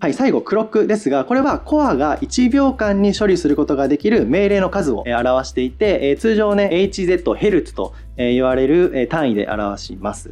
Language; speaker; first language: Japanese; native; Japanese